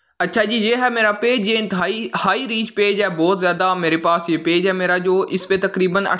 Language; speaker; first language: Urdu; non-native, local second language; Punjabi